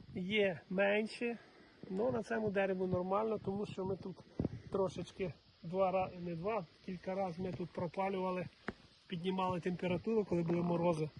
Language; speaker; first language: Ukrainian; native; Ukrainian